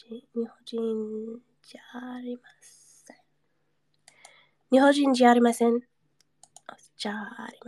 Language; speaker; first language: Japanese; non-native, learner; English